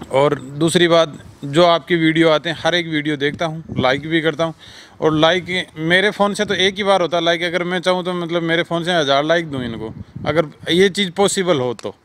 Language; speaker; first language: Hindi; non-native, local second language; Punjabi